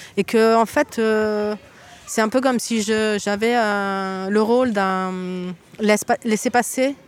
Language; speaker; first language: French; native; French